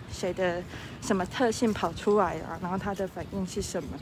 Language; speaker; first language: Chinese; native; Chinese